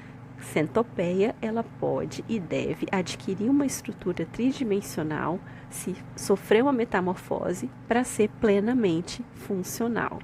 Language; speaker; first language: Portuguese; native; Portuguese